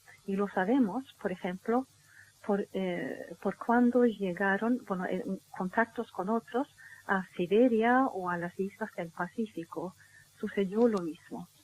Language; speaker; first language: Spanish; non-native, fluent; Swedish